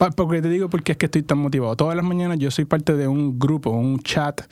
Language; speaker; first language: Spanish; native; Spanish